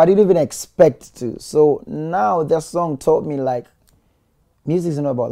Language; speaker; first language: English; non-native, local second language; Swahili